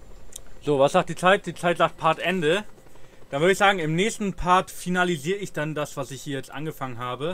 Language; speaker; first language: German; native; German